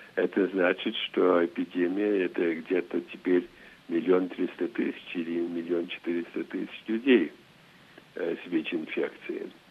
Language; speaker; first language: Russian; early bilingual, heritage; Russian